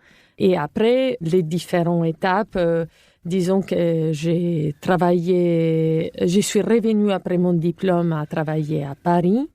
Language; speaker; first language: French; non-native, fluent; Italian